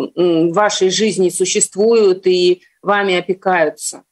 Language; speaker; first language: Russian; native; Russian